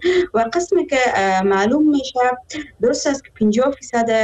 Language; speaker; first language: Persian; native; Persian